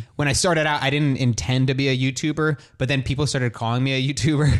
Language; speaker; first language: English; native; English